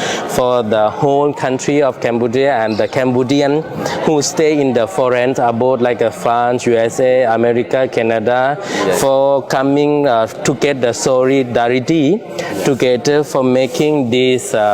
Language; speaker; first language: English; non-native, fluent; Lao